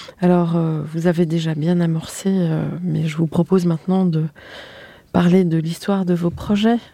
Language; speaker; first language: French; native; French